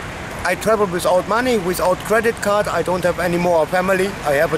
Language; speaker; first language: English; non-native, learner; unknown